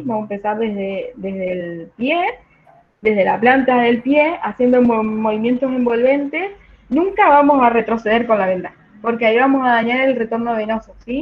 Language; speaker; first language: Spanish; native; Spanish